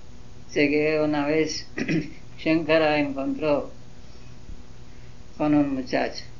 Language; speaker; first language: Spanish; non-native, learner; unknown